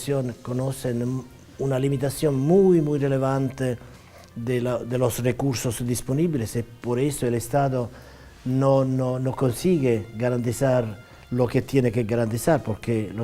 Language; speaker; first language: Spanish; non-native, fluent; Italian